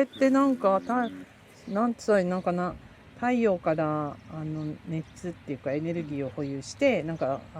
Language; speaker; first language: Japanese; native; Japanese